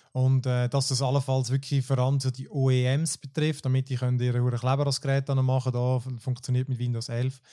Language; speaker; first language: German; native; German